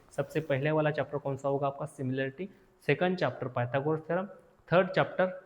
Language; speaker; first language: Hindi; non-native, local second language; Marathi